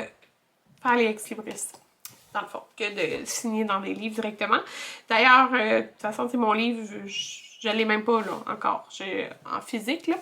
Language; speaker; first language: French; native; French